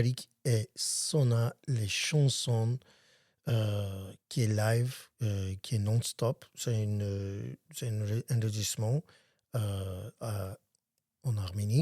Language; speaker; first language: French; non-native, learner; Armenian